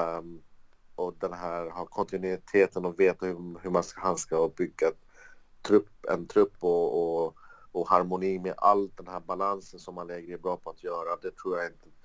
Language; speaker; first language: Swedish; early bilingual, other home language; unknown